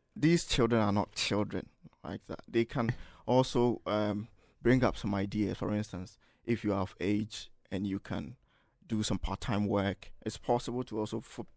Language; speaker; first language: English; non-native, local second language; Akan